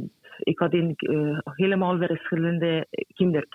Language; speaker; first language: Dutch; non-native, fluent; Persian